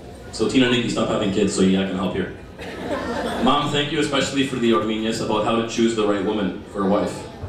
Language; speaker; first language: English; early bilingual, other home language; Greek